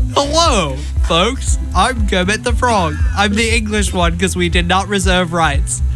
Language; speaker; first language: English; native; English